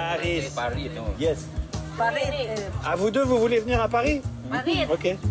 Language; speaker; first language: French; native; French